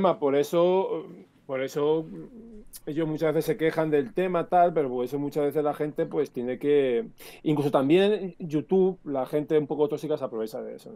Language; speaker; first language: Spanish; native; Spanish